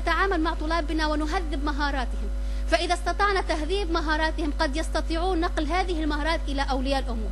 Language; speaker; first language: Arabic; native; Arabic